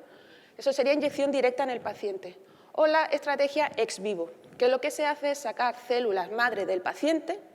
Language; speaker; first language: Spanish; native; Spanish